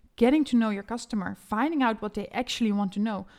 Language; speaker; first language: English; non-native, fluent; Dutch